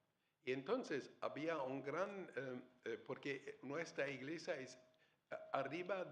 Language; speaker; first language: Spanish; non-native, fluent; German